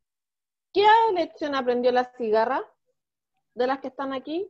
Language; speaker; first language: Spanish; native; Spanish